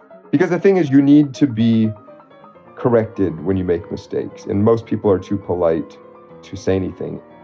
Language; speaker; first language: English; native; English